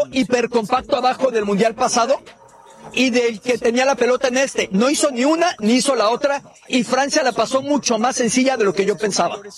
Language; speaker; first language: Spanish; native; Spanish